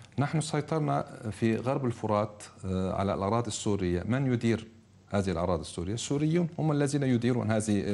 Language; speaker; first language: Arabic; non-native, fluent; Turkish